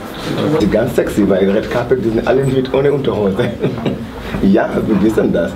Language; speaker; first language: German; non-native, learner; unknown